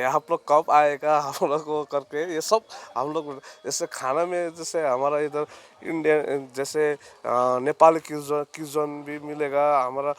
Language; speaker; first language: Hindi; non-native, local second language; Nepali